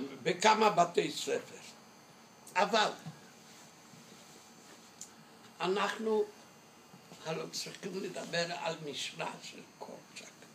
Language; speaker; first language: Hebrew; non-native, fluent; Yiddish